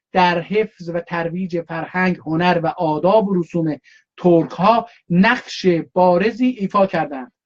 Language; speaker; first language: Persian; non-native, local second language; Azerbaijani